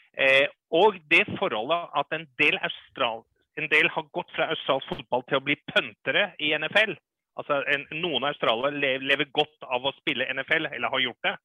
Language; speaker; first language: Norwegian; early bilingual, other home language; English